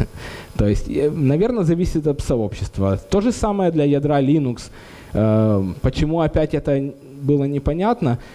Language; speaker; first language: Russian; native; Russian